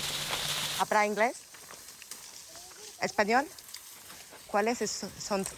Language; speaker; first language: Spanish; non-native, learner; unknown